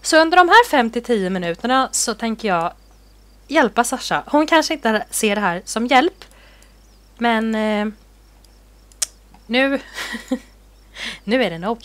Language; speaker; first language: Swedish; native; Swedish